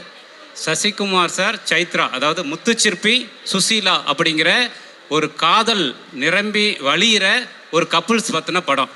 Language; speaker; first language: Tamil; native; Tamil